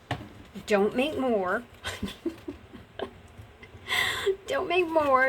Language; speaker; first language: English; native; English